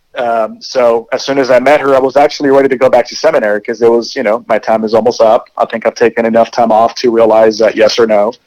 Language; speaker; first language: English; early bilingual, other home language; Spanish